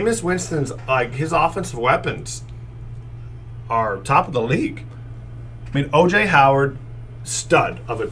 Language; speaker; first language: English; native; English